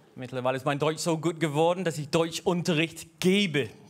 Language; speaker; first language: German; non-native, fluent; English